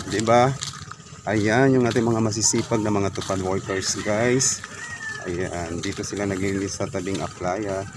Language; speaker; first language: Filipino; native; Filipino